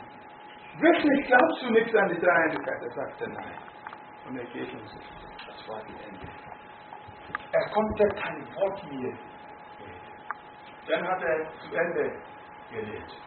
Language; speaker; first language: German; non-native, fluent; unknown